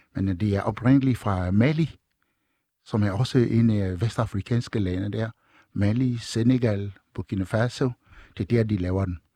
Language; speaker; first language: Danish; non-native, fluent; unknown